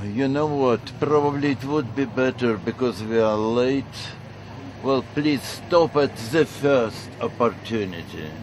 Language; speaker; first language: English; non-native, fluent; Russian